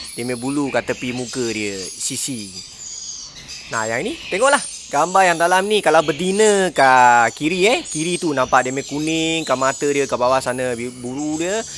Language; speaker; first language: Malay; non-native, local second language; Chinese